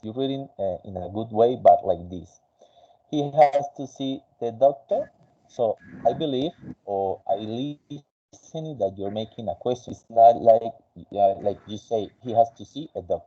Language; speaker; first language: English; non-native, fluent; Spanish